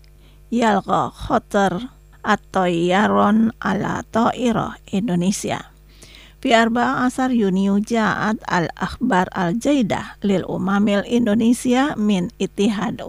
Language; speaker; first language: Arabic; non-native, fluent; Indonesian